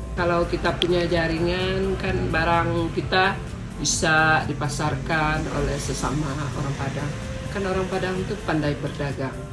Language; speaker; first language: Indonesian; non-native, local second language; Minangkabau